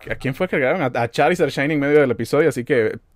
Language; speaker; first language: Spanish; native; Spanish